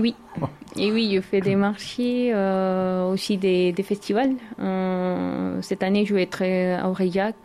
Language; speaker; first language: French; non-native, learner; Spanish